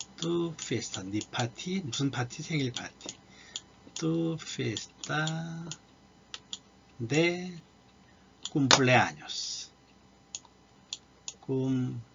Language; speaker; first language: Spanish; non-native, fluent; Korean